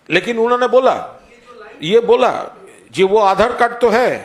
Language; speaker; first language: Hindi; non-native, local second language; Bangla